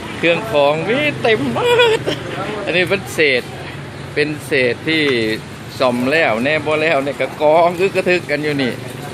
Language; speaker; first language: Thai; native; Thai